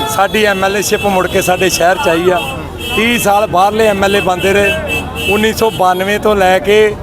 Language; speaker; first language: Punjabi; native; Punjabi